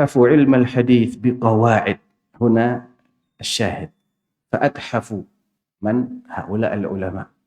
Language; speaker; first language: Arabic; non-native, fluent; Indonesian